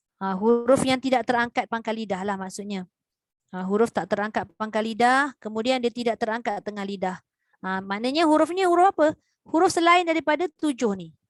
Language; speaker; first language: Malay; native; Malay